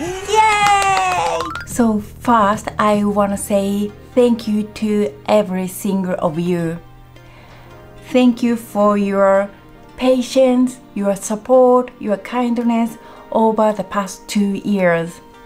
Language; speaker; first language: English; non-native, learner; Japanese